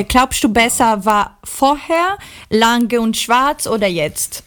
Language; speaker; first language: German; non-native, learner; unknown